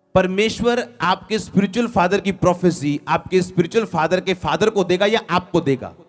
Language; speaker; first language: Hindi; non-native, local second language; Punjabi